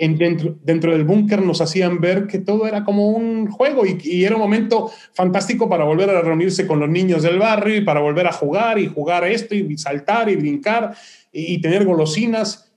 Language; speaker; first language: Spanish; early bilingual, other home language; Hebrew